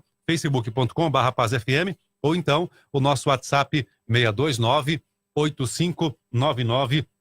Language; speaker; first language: Portuguese; native; Portuguese